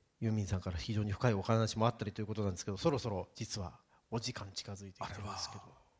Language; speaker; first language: Japanese; native; Japanese